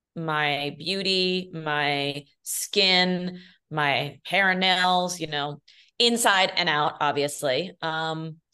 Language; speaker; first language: English; early bilingual, other home language; Spanish